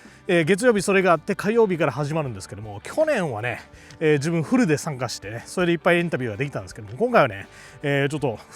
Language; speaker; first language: Japanese; native; Japanese